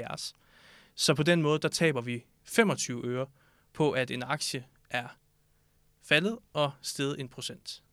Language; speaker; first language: Danish; native; Danish